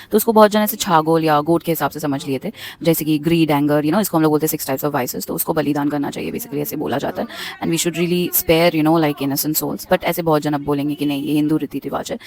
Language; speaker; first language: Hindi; non-native, local second language; Bangla